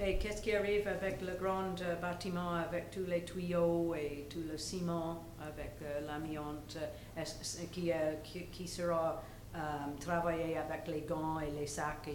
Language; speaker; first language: French; non-native, local second language; English